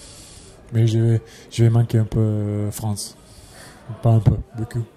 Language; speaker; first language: French; non-native, fluent; English